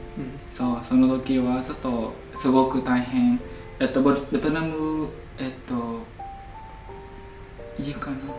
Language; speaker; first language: Japanese; non-native, learner; Vietnamese